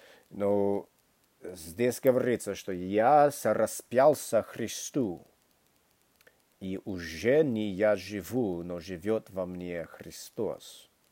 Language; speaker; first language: Russian; non-native, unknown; English